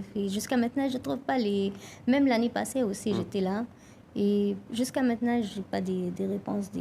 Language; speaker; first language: French; non-native, learner; Arabic